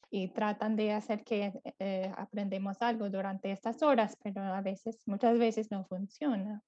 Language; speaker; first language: Spanish; non-native, fluent; English